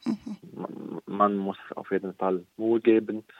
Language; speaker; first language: German; non-native, fluent; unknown